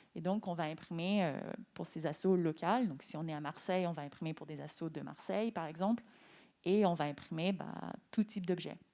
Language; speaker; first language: French; non-native, fluent; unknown